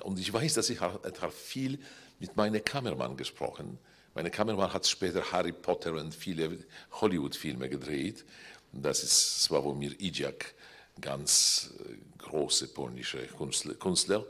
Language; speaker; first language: German; non-native, fluent; Polish